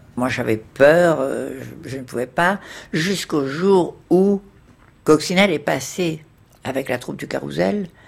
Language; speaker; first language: French; native; French